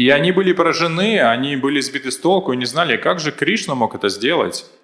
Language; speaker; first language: Russian; native; Russian